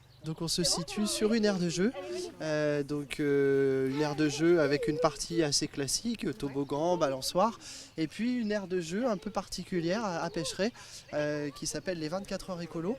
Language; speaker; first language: French; native; French